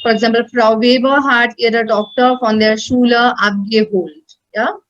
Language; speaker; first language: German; non-native, learner; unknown